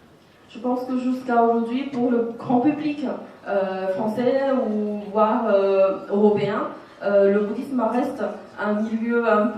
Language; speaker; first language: French; non-native, fluent; Chinese